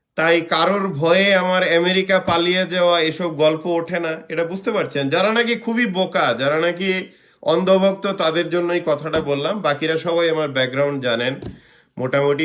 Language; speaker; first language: Bangla; native; Bangla